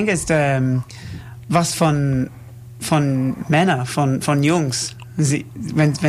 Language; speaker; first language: German; non-native, learner; English